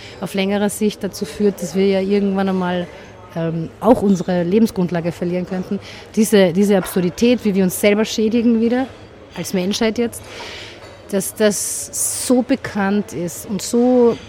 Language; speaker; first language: German; non-native, local second language; Slovenian